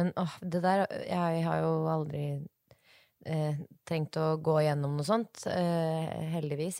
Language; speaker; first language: Norwegian; native; Norwegian